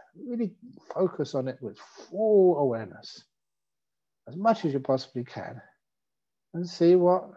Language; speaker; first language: English; native; English